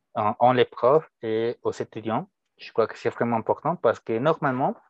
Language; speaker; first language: French; non-native, fluent; Spanish